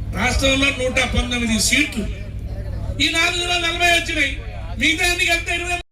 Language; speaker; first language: Telugu; non-native, local second language; Lambadi